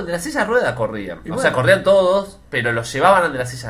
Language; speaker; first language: Spanish; native; Spanish